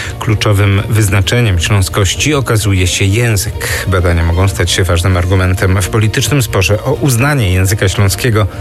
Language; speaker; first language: Polish; native; Polish